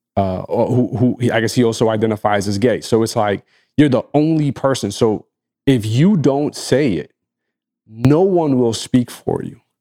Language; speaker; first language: English; non-native, fluent; Arabic